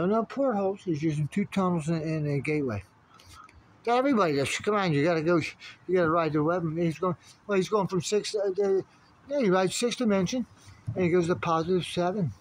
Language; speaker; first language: English; native; English